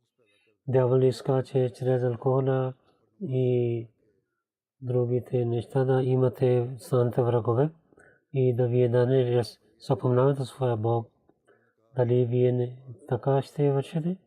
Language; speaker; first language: Bulgarian; non-native, learner; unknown